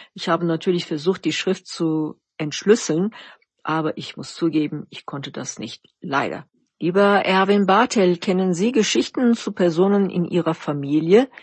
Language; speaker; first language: German; non-native, fluent; Turkish